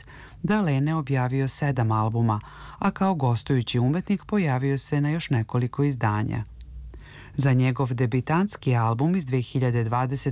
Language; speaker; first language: Serbian; native; Serbian